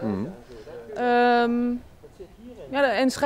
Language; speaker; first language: Dutch; native; Dutch